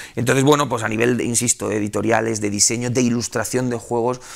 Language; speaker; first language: Spanish; native; Spanish